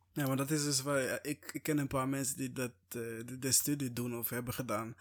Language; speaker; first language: Dutch; non-native, fluent; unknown